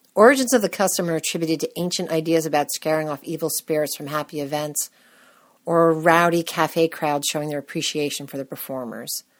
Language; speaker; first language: English; native; English